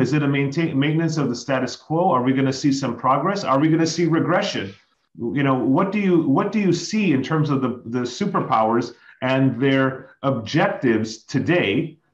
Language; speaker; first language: English; native; English